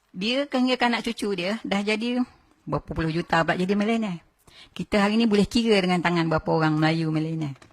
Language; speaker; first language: Malay; native; Malay